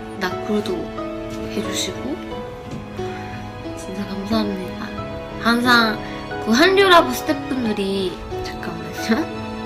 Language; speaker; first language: Korean; non-native, learner; Japanese